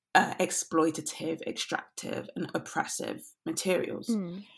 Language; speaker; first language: English; native; English